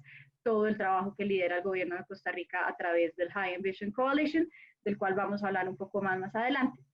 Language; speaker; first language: Spanish; native; Spanish